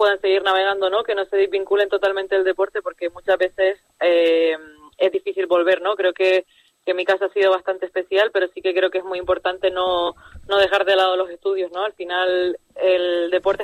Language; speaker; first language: Spanish; native; Spanish